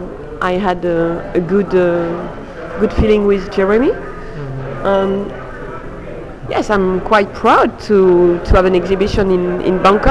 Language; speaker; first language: English; non-native, learner; French